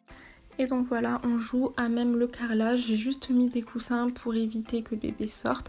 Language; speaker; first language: French; native; French